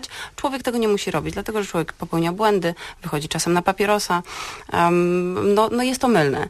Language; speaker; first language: Polish; native; Polish